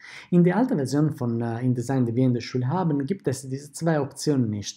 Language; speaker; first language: German; non-native, fluent; Italian